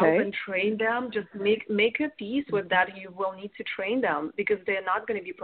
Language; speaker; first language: English; non-native, fluent; Russian